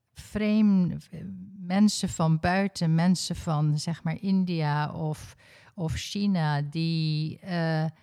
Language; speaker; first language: Dutch; early bilingual, heritage; Dutch